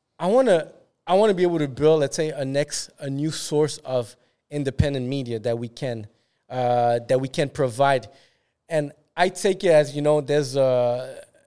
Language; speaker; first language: English; native; English